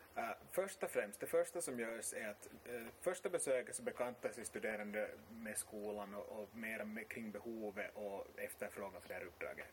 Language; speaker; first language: Swedish; native; Swedish